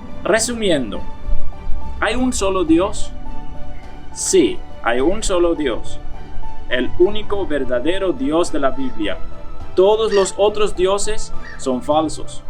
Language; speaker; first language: Spanish; non-native, fluent; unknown